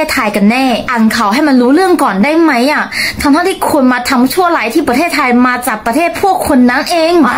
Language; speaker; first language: Thai; non-native, fluent; Chinese